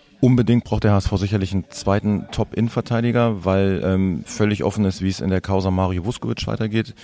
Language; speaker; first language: German; native; German